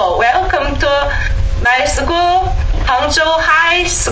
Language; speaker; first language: English; non-native, learner; Chinese